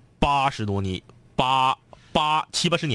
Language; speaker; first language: Chinese; native; Chinese